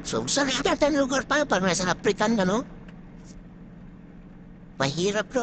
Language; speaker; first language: Filipino; native; Filipino